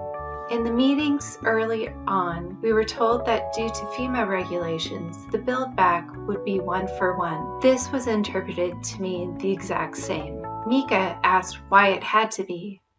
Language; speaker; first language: English; native; English